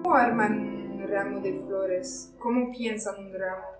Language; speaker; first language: Spanish; non-native, fluent; French